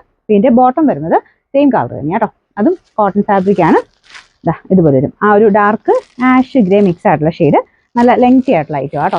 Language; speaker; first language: Malayalam; native; Malayalam